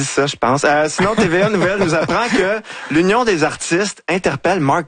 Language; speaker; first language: French; native; French